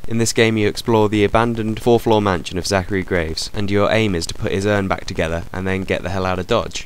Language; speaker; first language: English; native; English